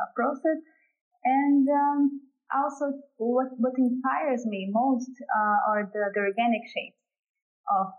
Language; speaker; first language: English; non-native, fluent; Portuguese